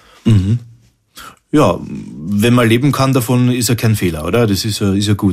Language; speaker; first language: German; native; German